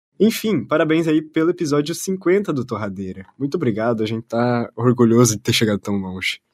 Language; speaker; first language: Portuguese; native; Portuguese